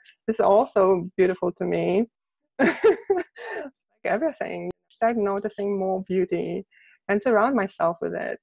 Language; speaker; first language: English; non-native, fluent; Russian